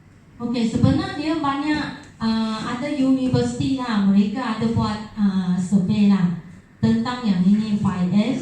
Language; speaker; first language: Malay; non-native, local second language; Chinese